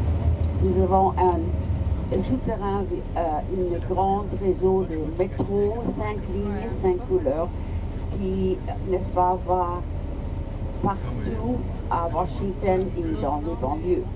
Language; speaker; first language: French; non-native, fluent; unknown